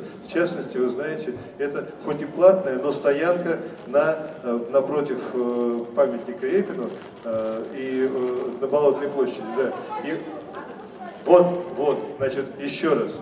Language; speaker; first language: Russian; native; Russian